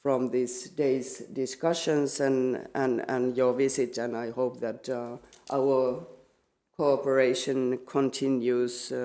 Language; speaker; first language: English; non-native, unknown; Finnish